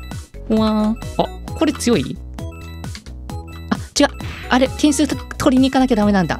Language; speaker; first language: Japanese; native; Japanese